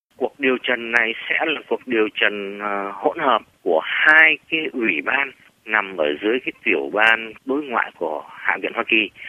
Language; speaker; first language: Vietnamese; native; Vietnamese